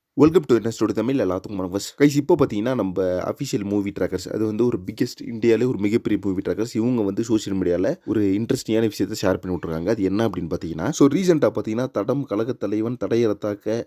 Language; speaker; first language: Tamil; native; Tamil